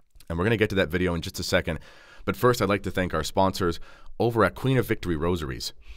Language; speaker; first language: English; native; English